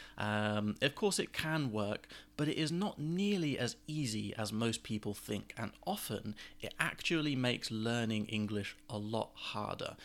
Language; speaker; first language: English; native; English